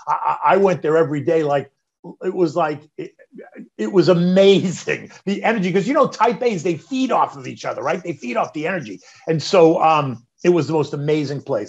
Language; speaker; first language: English; native; English